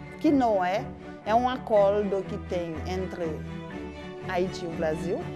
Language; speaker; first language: Portuguese; non-native, learner; Haitian Creole